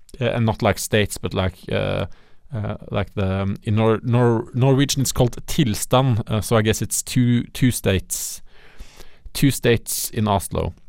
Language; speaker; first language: English; non-native, fluent; Norwegian